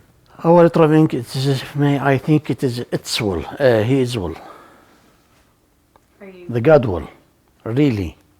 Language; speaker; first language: English; non-native, learner; Arabic